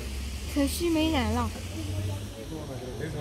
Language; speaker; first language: Chinese; early bilingual, heritage; Chinese